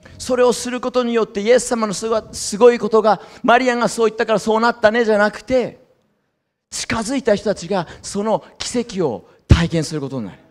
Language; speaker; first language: Japanese; early bilingual, heritage; Japanese